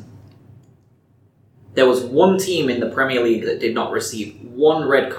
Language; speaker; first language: English; native; English